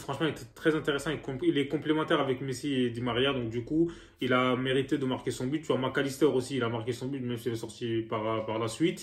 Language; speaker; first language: French; native; French